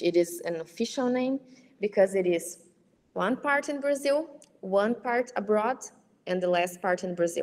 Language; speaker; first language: English; non-native, fluent; Portuguese